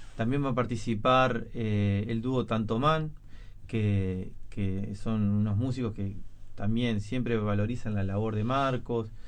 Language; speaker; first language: Spanish; native; Spanish